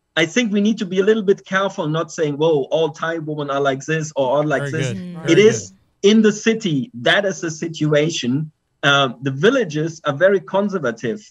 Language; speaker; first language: English; non-native, fluent; German